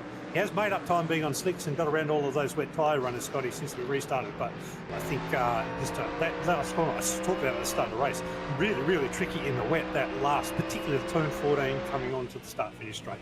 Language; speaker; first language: English; native; English